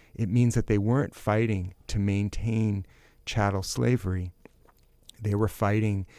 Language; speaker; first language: English; native; English